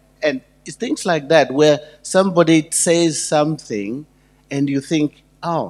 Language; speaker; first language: English; non-native, local second language; Shona